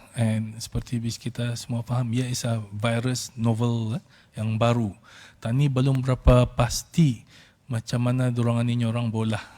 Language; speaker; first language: Malay; native; Malay